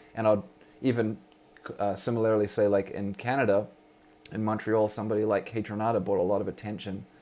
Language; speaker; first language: English; native; English